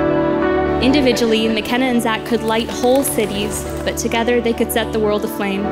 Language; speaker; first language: English; native; English